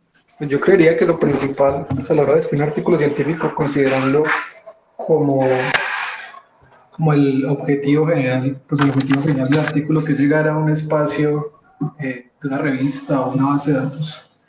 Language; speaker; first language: Spanish; native; Spanish